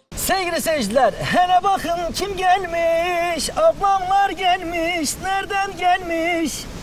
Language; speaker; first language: Turkish; native; Turkish